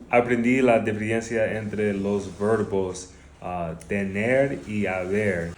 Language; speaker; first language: Spanish; non-native, learner; English